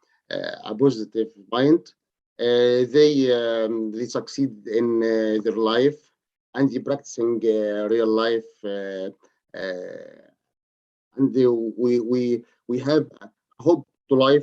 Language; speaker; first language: English; non-native, learner; Arabic